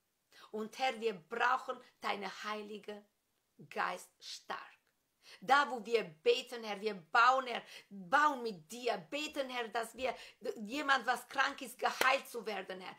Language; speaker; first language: German; non-native, fluent; Albanian